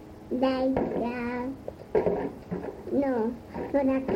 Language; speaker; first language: Spanish; early bilingual, heritage; Spanish